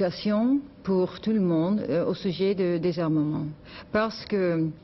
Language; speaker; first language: French; non-native, learner; English